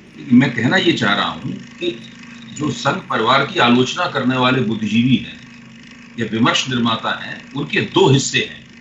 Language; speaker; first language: Hindi; native; Hindi